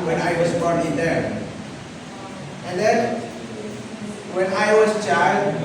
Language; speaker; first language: English; non-native, learner; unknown